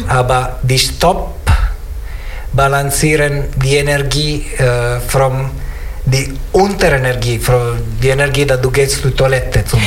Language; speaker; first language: German; non-native, learner; Italian